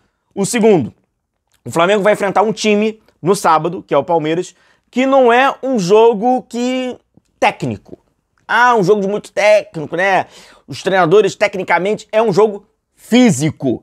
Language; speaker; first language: Portuguese; native; Portuguese